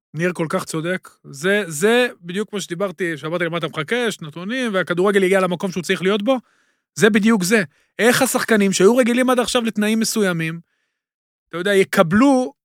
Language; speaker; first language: Hebrew; native; Hebrew